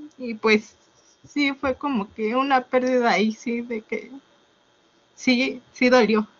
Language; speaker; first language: Spanish; native; Spanish